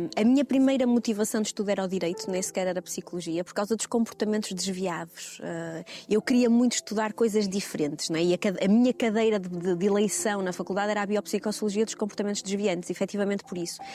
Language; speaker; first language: Portuguese; native; Portuguese